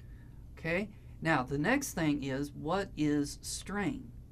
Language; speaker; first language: English; native; English